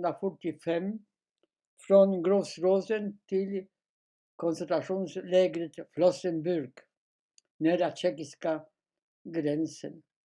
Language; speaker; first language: Swedish; non-native, fluent; Polish